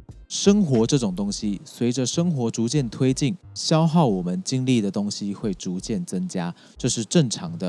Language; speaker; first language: Chinese; native; Chinese